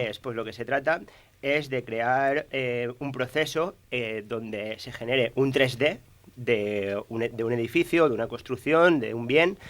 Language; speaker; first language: Spanish; native; Spanish